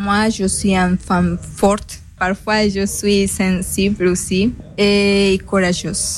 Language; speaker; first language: French; non-native, learner; Spanish